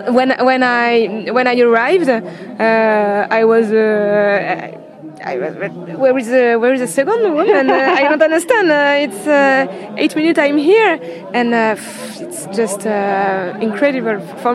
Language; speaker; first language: English; non-native, learner; French